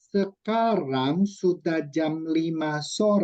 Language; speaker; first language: Indonesian; non-native, fluent; Chinese